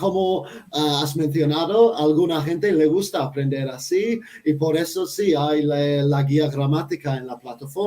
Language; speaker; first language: Spanish; non-native, fluent; English